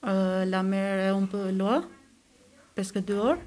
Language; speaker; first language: French; non-native, learner; Albanian